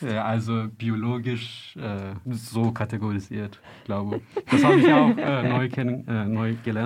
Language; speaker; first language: German; non-native, fluent; Turkish